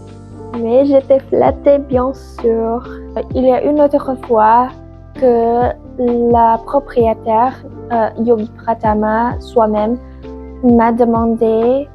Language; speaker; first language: French; non-native, learner; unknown